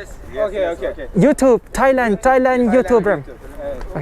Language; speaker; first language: English; non-native, learner; Thai